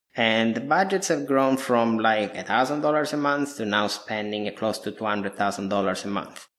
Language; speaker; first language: English; non-native, fluent; Italian